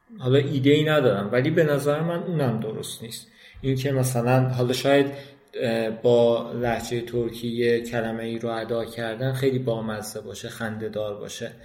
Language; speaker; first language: Persian; non-native, local second language; Azerbaijani